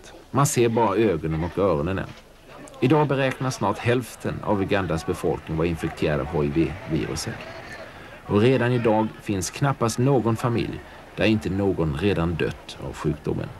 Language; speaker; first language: Swedish; native; Swedish